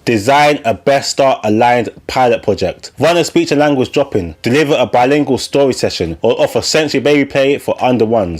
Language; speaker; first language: English; native; English